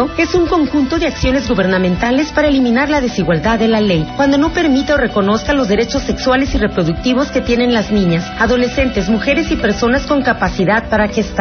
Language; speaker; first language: Spanish; native; Spanish